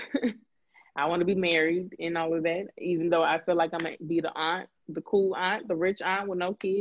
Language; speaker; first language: English; native; English